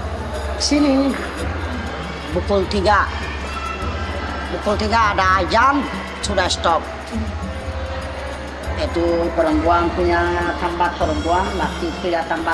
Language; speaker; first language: Indonesian; non-native, learner; Rohingya